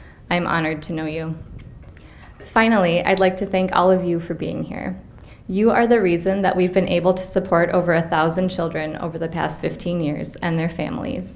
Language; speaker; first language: English; native; English